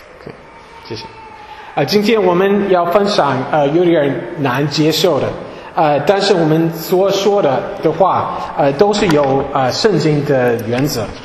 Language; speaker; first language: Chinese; non-native, fluent; English